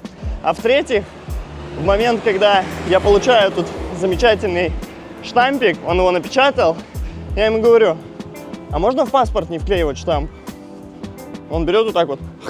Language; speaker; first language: Russian; native; Russian